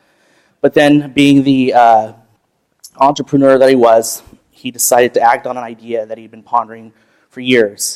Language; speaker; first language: English; native; English